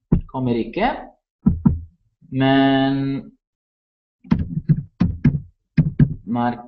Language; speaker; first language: Norwegian; non-native, learner; Italian